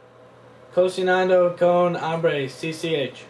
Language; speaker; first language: Spanish; non-native, learner; English